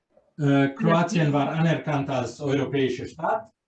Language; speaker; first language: German; non-native, fluent; Croatian